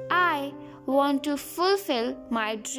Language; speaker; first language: English; non-native, local second language; Hindi